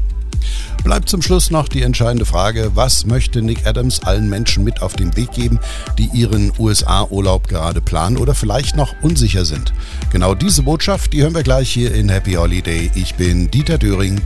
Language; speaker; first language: German; native; German